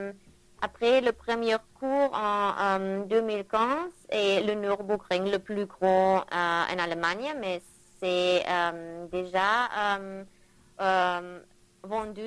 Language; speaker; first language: French; non-native, learner; German